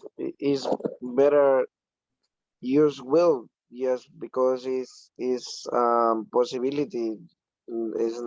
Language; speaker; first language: English; non-native, learner; Spanish